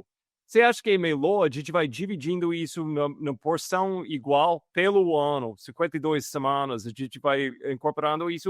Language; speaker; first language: Portuguese; non-native, fluent; English